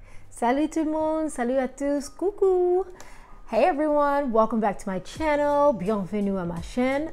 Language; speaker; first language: French; non-native, learner; English